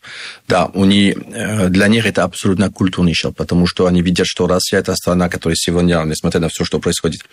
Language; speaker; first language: Russian; non-native, learner; French